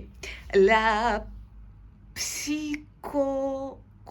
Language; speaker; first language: French; non-native, fluent; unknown